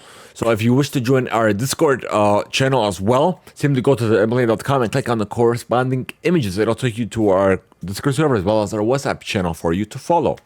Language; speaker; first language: English; early bilingual, heritage; Arabic